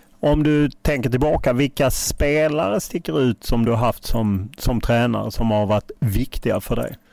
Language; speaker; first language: Swedish; native; Swedish